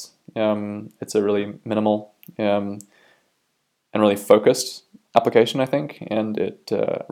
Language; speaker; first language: English; native; English